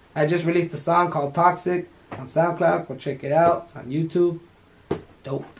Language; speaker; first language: English; early bilingual, other home language; Spanish